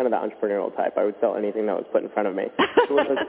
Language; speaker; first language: English; native; English